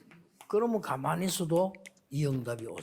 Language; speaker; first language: Korean; native; Korean